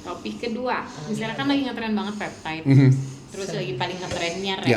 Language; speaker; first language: Indonesian; native; Indonesian